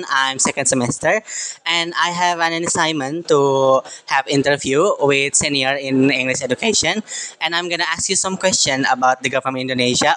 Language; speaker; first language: English; non-native, learner; Indonesian